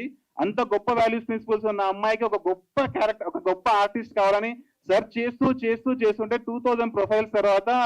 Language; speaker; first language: Telugu; native; Telugu